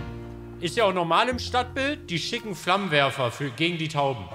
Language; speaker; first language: German; native; German